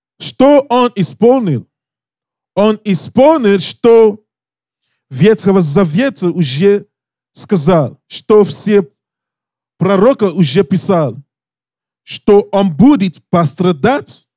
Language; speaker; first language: Russian; non-native, learner; English